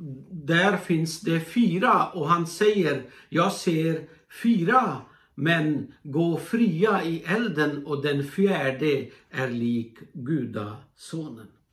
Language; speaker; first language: Swedish; non-native, fluent; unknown